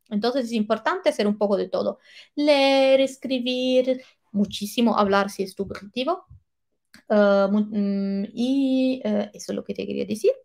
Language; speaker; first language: Spanish; non-native, fluent; Italian